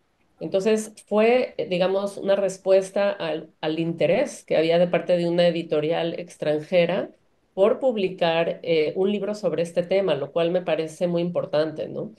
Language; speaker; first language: Spanish; native; Spanish